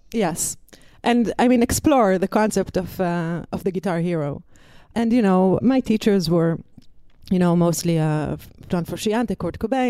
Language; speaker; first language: English; non-native, fluent; Hebrew